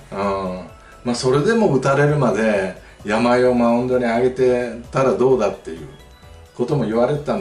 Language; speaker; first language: Japanese; native; Japanese